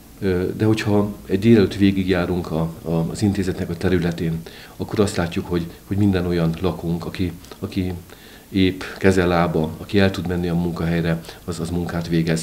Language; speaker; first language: Hungarian; native; Hungarian